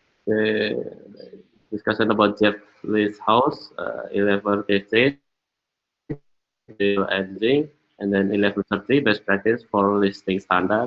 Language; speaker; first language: English; non-native, learner; Indonesian